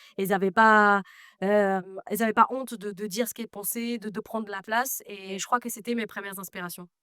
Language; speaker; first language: French; non-native, fluent; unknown